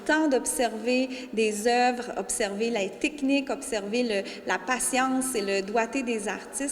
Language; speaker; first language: French; native; French